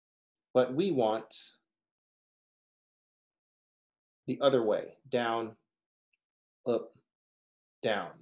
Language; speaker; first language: English; native; English